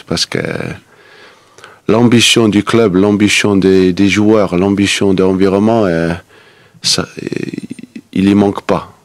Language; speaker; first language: French; non-native, fluent; Danish